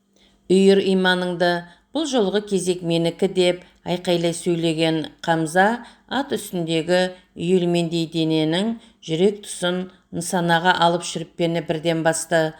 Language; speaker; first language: Kazakh; native; Kazakh